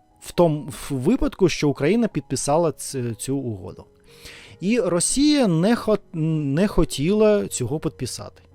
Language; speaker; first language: Ukrainian; non-native, learner; Russian